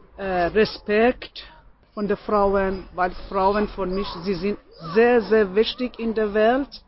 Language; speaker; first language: German; non-native, learner; Persian